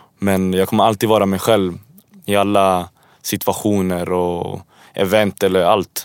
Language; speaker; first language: Swedish; early bilingual, other home language; Spanish